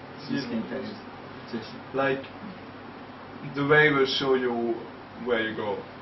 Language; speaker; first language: English; non-native, fluent; German